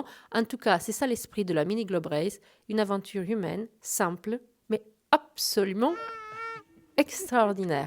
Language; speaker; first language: French; native; French